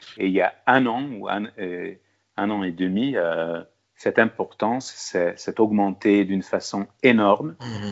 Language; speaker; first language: French; non-native, fluent; Hungarian